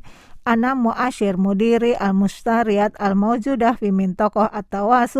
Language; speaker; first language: Arabic; non-native, fluent; Indonesian